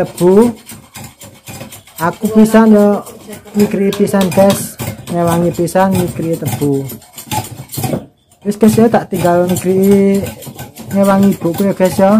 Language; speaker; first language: Indonesian; non-native, local second language; Javanese